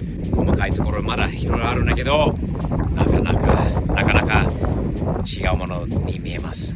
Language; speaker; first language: Japanese; native; Japanese